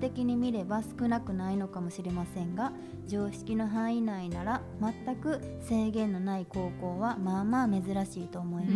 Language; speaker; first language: Japanese; native; Japanese